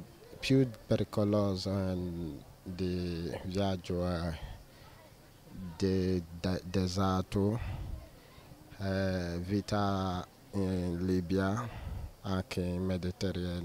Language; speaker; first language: Italian; non-native, learner; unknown